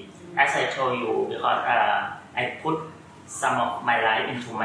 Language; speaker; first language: English; non-native, learner; Thai